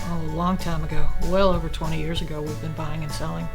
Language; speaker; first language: English; native; English